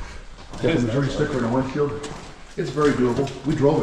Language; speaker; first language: English; native; English